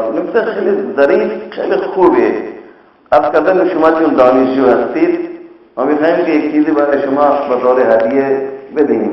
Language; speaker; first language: Persian; non-native, fluent; Urdu